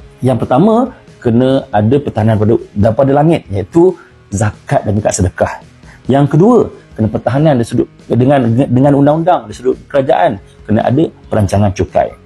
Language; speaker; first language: Malay; native; Malay